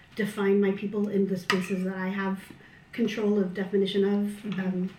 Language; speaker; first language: English; early bilingual, other home language; Filipino